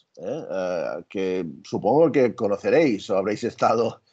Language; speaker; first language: Spanish; native; Spanish